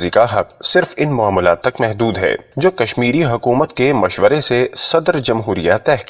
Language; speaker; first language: Urdu; native; Urdu